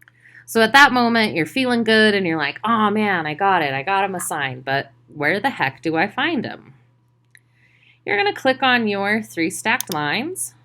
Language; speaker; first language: English; native; English